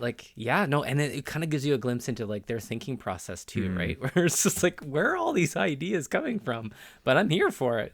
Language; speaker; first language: English; native; English